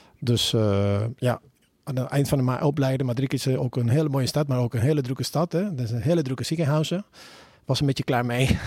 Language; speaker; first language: Dutch; non-native, fluent; Spanish